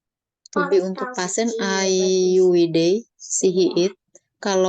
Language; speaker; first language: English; non-native, learner; Indonesian